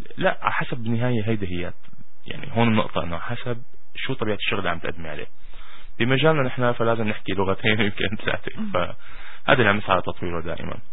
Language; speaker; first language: Arabic; native; Arabic